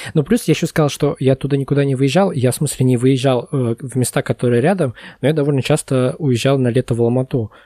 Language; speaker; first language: Russian; native; Russian